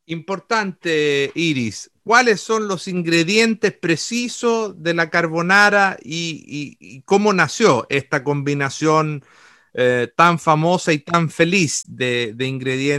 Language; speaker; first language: Spanish; native; Spanish